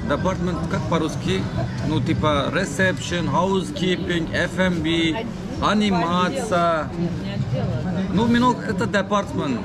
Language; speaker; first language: Russian; non-native, learner; Turkish